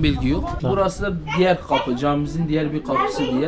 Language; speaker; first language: Turkish; native; Turkish